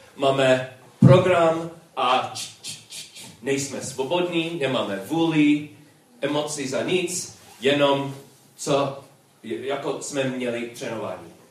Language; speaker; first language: Czech; non-native, learner; English